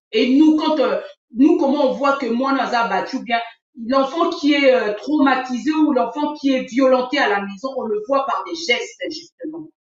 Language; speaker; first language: French; non-native, local second language; Lingala